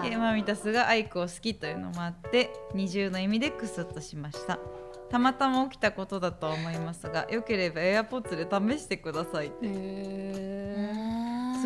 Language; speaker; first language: Japanese; native; Japanese